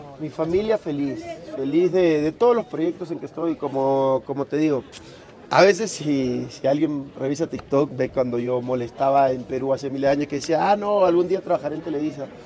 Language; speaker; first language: Spanish; native; Spanish